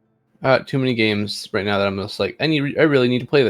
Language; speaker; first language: English; native; English